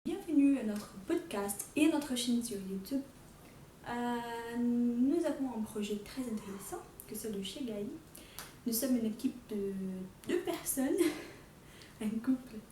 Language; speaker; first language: French; non-native, fluent; Portuguese